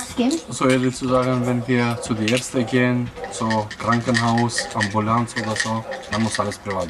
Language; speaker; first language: German; non-native, fluent; Albanian